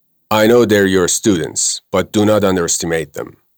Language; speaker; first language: English; non-native, fluent; Persian